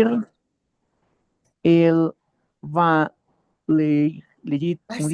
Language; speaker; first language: Catalan; non-native, learner; Spanish